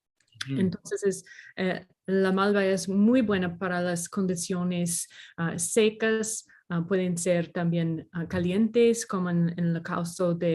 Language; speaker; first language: Spanish; non-native, learner; English